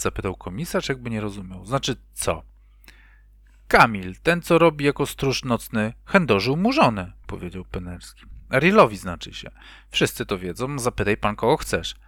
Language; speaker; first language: Polish; native; Polish